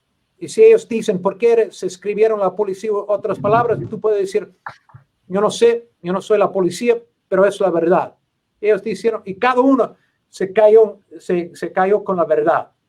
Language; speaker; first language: Spanish; non-native, learner; English